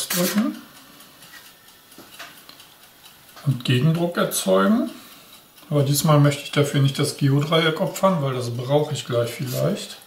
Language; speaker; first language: German; native; German